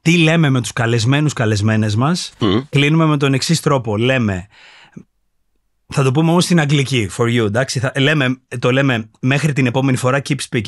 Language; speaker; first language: Greek; native; Greek